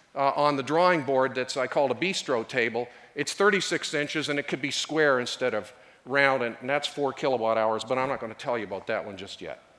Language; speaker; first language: English; native; English